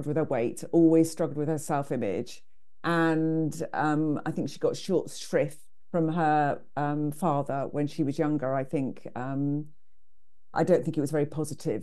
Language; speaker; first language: English; native; English